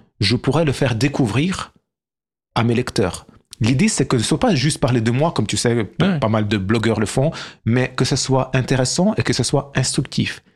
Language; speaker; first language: French; non-native, fluent; Ukrainian